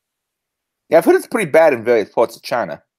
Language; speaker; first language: English; native; English